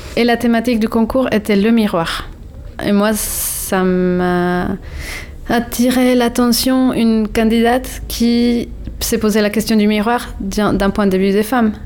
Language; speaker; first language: French; non-native, fluent; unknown